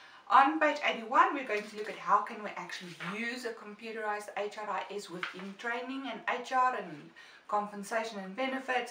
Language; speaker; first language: English; non-native, local second language; Afrikaans